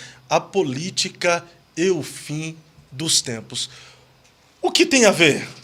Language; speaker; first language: Portuguese; native; Portuguese